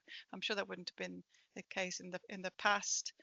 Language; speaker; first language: English; native; English